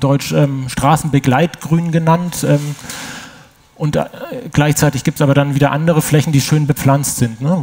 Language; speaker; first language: German; native; German